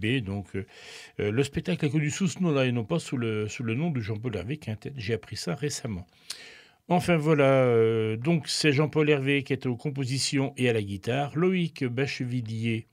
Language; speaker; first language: French; native; French